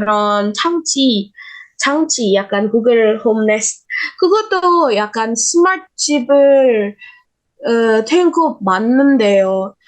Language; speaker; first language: Korean; non-native, learner; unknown